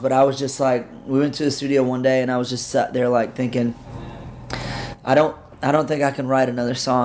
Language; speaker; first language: English; native; English